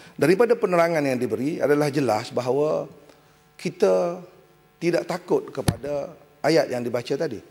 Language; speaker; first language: Malay; native; Malay